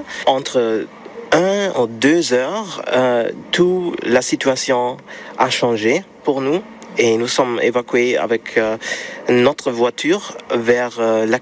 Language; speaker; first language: French; non-native, learner; German